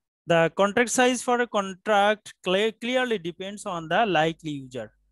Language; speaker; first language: English; non-native, local second language; Bangla